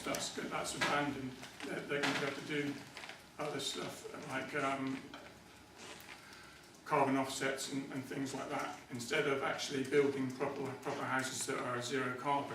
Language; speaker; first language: English; native; English